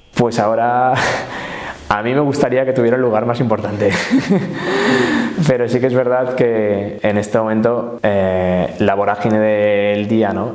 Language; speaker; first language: Spanish; native; Spanish